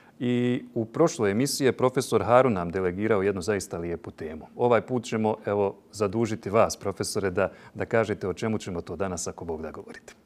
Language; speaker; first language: Bosnian; native; Bosnian